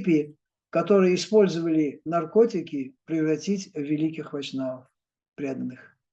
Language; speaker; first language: Russian; native; Russian